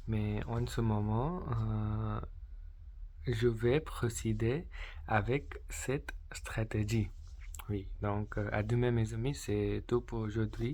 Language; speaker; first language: French; non-native, learner; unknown